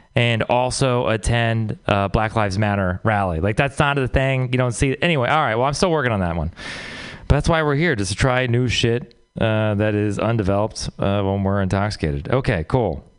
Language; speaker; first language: English; native; English